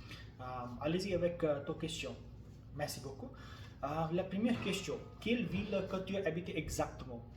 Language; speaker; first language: French; non-native, learner; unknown